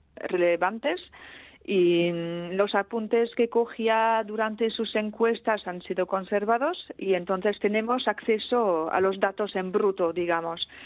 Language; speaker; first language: Spanish; non-native, fluent; Basque